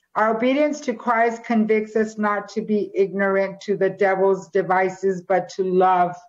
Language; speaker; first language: English; native; English